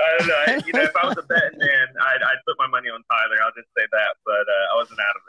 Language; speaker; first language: English; native; English